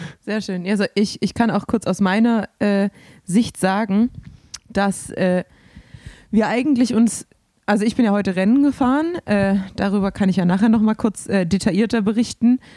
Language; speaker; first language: German; native; German